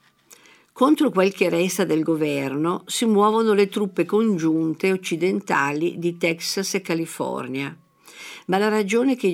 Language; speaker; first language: Italian; native; Italian